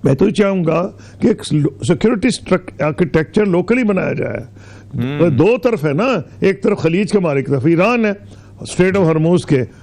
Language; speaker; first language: Urdu; non-native, local second language; Punjabi